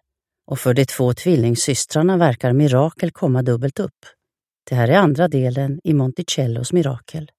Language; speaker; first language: Swedish; native; Swedish